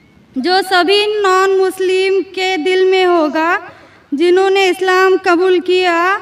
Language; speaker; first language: Hindi; non-native, local second language; Marathi